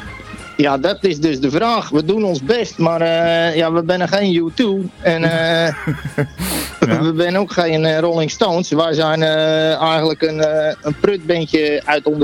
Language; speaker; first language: Dutch; native; Dutch